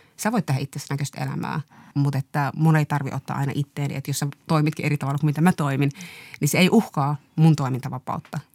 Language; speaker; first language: Finnish; early bilingual, other home language; Somali